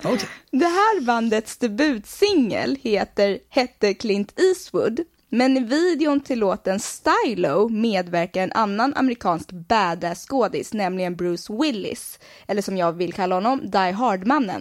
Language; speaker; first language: Swedish; native; Swedish